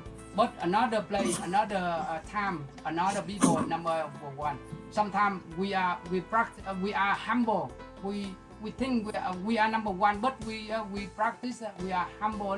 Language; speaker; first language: English; non-native, local second language; Vietnamese